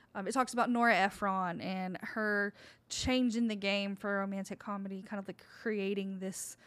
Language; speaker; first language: English; native; English